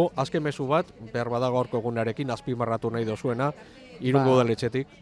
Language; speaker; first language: Basque; native; Basque